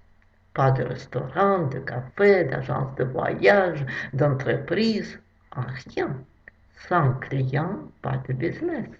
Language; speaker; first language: French; non-native, fluent; Russian